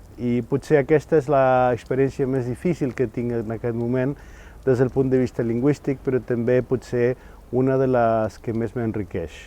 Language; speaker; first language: Catalan; non-native, fluent; Spanish